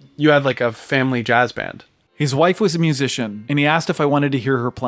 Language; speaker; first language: English; native; English